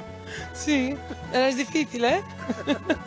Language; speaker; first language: Spanish; non-native, fluent; Greek